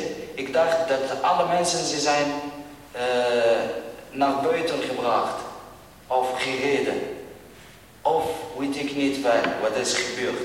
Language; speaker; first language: Dutch; non-native, learner; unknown